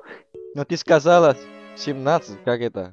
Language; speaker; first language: Russian; non-native, learner; Indonesian